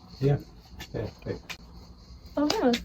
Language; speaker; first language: Turkish; non-native, fluent; Swedish